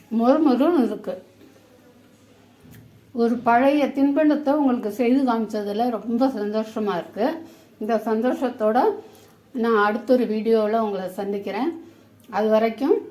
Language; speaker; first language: Tamil; native; Tamil